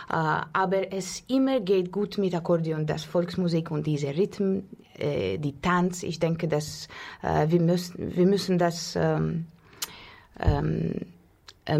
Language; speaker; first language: German; non-native, fluent; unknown